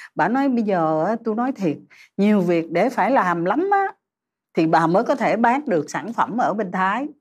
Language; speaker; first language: Vietnamese; native; Vietnamese